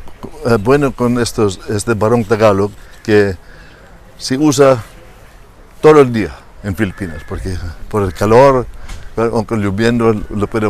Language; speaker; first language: Spanish; non-native, fluent; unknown